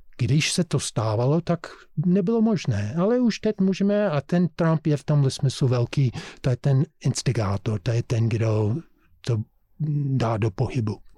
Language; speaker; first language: Czech; non-native, fluent; English